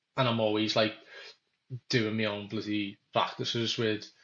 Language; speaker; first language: English; native; English